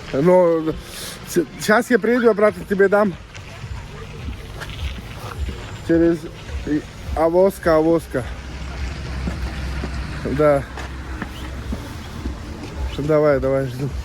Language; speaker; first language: Russian; non-native, learner; Urdu